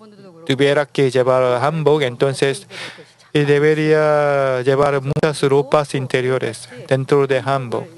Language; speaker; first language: Spanish; non-native, learner; Korean